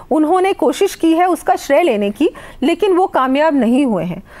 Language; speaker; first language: Hindi; native; Hindi